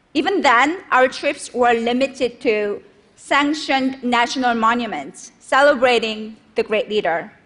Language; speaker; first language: English; non-native, fluent; Korean